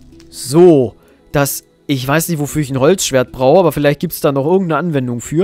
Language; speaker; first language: German; native; German